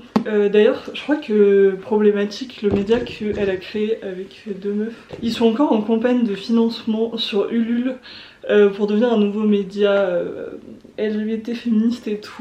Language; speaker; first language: French; native; French